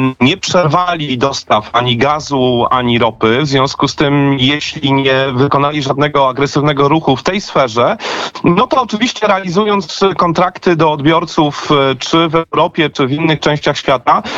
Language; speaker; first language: Polish; native; Polish